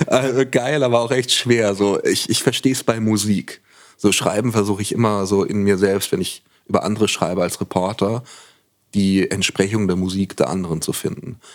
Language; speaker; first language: German; native; German